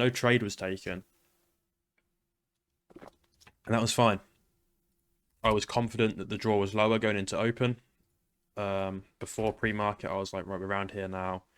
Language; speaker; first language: English; native; English